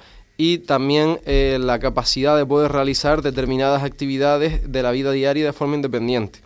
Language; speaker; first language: Spanish; native; Spanish